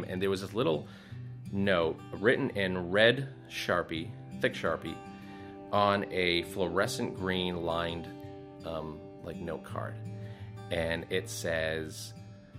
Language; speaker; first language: English; native; English